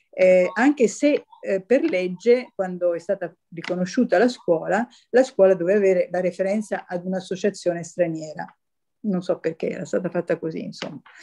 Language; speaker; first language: Italian; native; Italian